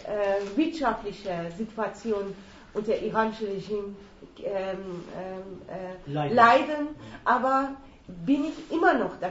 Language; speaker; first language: German; non-native, fluent; Persian